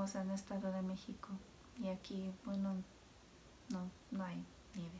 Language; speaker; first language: Spanish; non-native, fluent; Czech